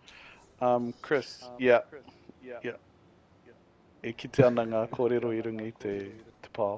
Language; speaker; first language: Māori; non-native, local second language; English